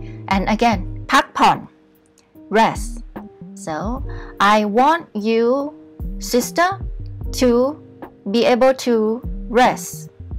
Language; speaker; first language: English; non-native, fluent; Thai